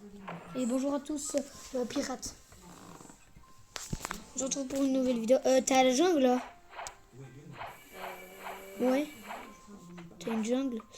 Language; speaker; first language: French; native; French